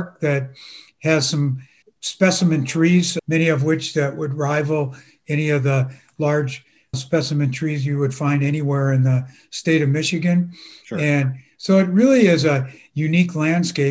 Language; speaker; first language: English; native; English